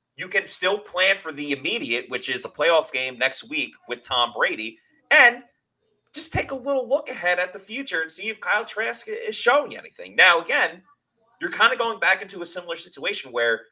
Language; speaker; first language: English; native; English